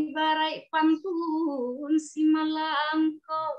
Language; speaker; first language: Indonesian; native; Indonesian